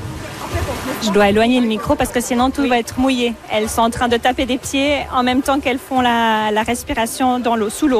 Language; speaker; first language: French; native; French